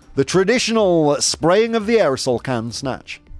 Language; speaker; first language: English; native; English